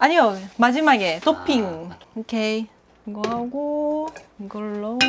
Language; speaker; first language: Korean; non-native, fluent; Japanese